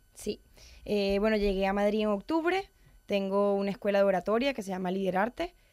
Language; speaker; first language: Spanish; native; Spanish